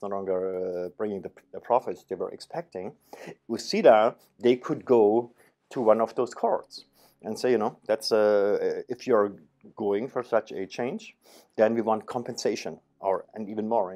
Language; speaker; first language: English; non-native, fluent; German